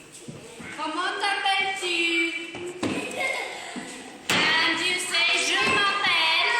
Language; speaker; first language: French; non-native, learner; English